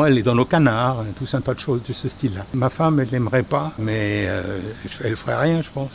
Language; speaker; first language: French; native; French